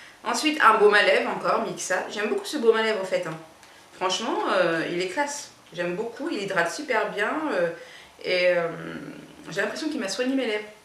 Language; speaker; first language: French; native; French